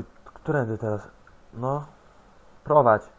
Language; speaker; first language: Polish; native; Polish